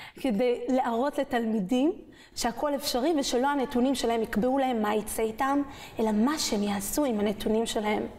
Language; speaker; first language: Hebrew; early bilingual, other home language; French